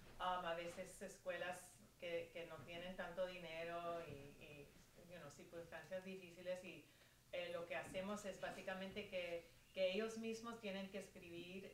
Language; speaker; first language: Spanish; early bilingual, heritage; Spanish